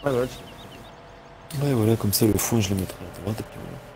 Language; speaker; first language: French; native; French